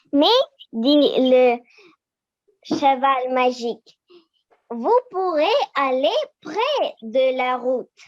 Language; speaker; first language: French; non-native, learner; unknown